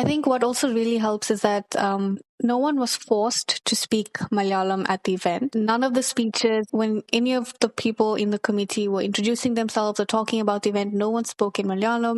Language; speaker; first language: English; early bilingual, other home language; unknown